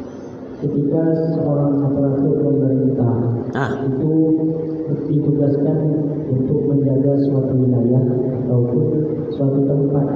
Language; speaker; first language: Indonesian; native; Indonesian